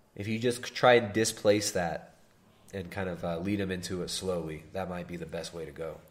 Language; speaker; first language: English; native; English